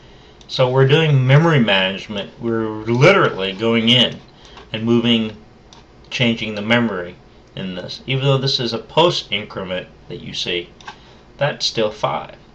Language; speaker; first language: English; native; English